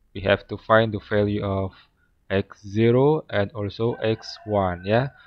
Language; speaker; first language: English; non-native, fluent; Indonesian